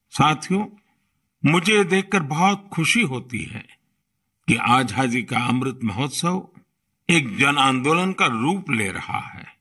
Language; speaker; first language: Hindi; non-native, local second language; Gujarati